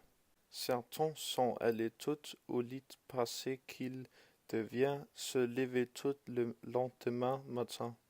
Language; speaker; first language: French; non-native, learner; Danish